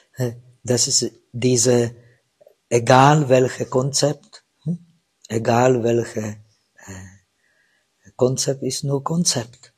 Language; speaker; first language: German; non-native, fluent; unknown